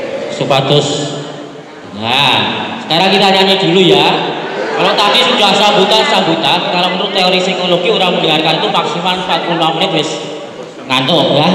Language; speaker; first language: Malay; non-native, local second language; Javanese